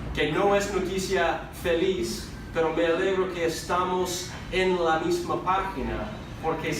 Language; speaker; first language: Spanish; non-native, fluent; English